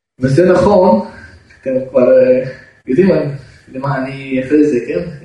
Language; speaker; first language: Hebrew; non-native, fluent; Russian